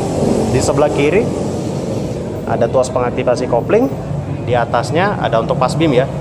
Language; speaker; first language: Indonesian; native; Indonesian